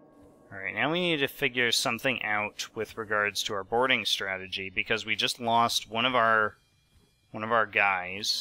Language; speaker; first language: English; native; English